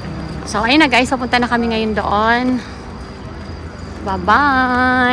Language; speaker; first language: Filipino; native; Filipino